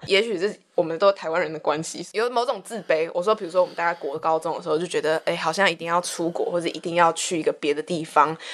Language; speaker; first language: Chinese; native; Chinese